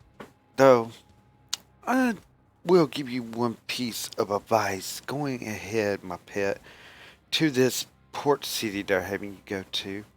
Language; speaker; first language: English; native; English